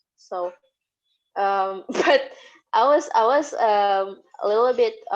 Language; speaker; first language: English; non-native, fluent; Indonesian